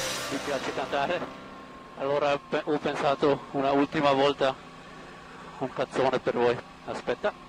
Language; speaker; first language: Italian; non-native, learner; German